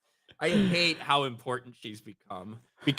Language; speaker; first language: English; native; English